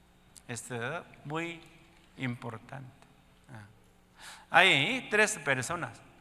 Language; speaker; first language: Spanish; non-native, learner; Korean